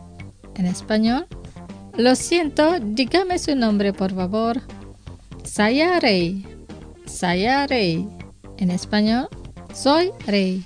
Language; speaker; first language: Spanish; non-native, fluent; Indonesian